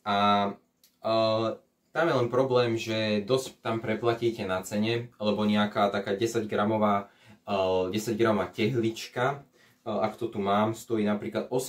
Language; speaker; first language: Slovak; native; Slovak